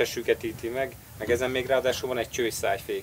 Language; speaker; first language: Hungarian; native; Hungarian